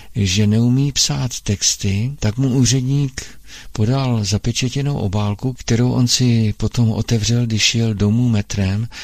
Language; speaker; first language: Czech; native; Czech